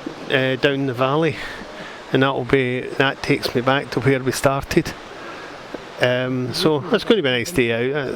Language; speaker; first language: English; native; English